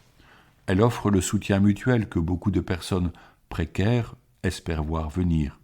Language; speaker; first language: French; native; French